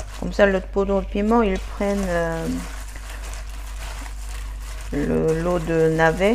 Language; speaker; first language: French; non-native, fluent; Korean